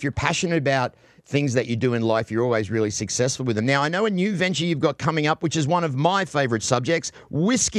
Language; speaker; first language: English; native; English